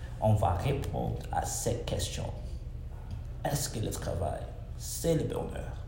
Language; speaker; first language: French; non-native, learner; English